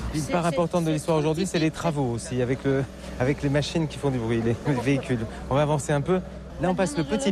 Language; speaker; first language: French; native; French